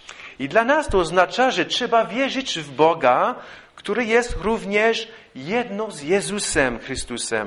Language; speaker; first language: Polish; non-native, fluent; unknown